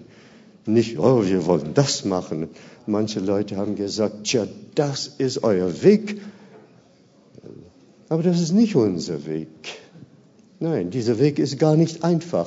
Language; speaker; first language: German; non-native, fluent; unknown